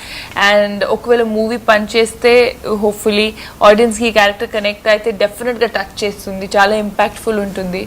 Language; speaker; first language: Telugu; non-native, fluent; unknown